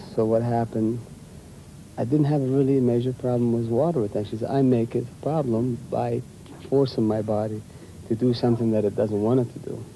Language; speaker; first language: English; non-native, fluent; Arabic